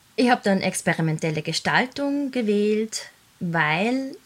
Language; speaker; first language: German; native; German